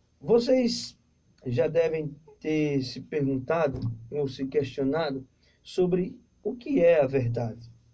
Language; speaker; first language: Portuguese; native; Portuguese